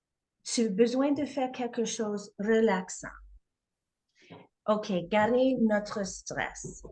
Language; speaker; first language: French; non-native, learner; English